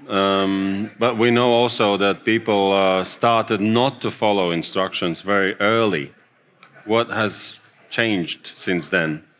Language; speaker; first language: English; non-native, fluent; Latvian